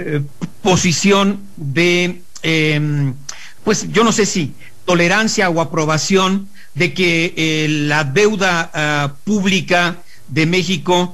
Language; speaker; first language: Spanish; native; Spanish